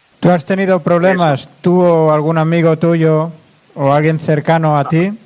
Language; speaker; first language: Spanish; non-native, local second language; Catalan